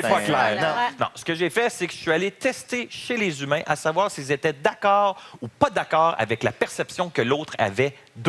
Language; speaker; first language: French; native; French